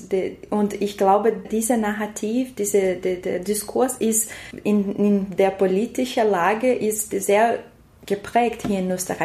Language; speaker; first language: German; non-native, fluent; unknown